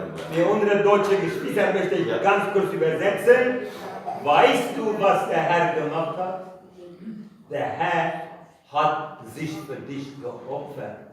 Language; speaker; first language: German; non-native, fluent; Kurdish